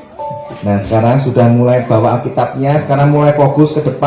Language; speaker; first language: Indonesian; native; Indonesian